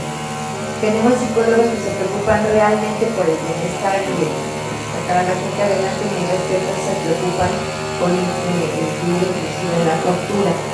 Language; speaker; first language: Spanish; native; Spanish